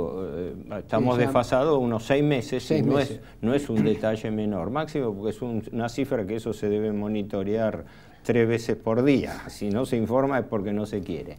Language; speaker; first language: Spanish; native; Spanish